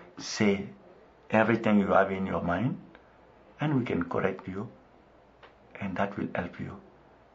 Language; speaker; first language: English; non-native, local second language; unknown